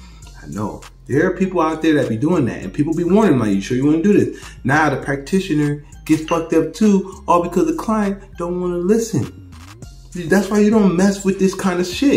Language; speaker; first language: English; native; English